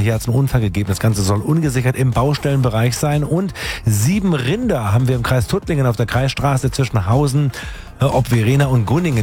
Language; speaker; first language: German; native; German